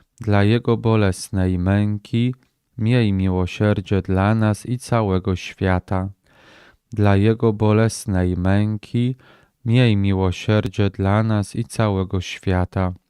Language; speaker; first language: Polish; native; Polish